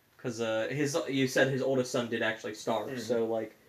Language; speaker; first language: English; native; English